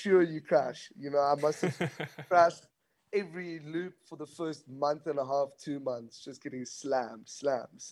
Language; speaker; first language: English; native; English